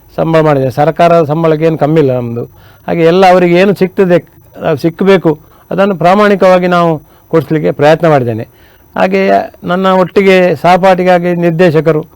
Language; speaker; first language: Kannada; native; Kannada